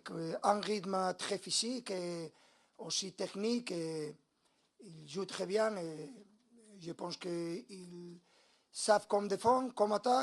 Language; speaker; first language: French; non-native, learner; Spanish